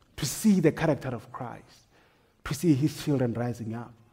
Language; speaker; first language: English; non-native, local second language; Northern Sotho